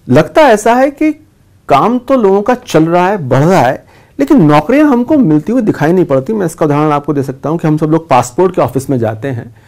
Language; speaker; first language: Hindi; native; Hindi